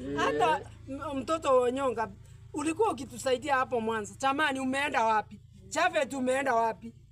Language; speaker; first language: Swahili; non-native, local second language; Gusii